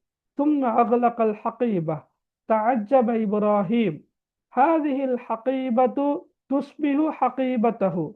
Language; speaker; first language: Arabic; non-native, fluent; Tamil